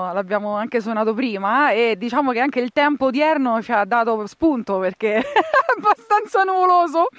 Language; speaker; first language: Italian; native; Italian